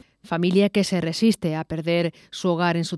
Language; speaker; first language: Spanish; native; Spanish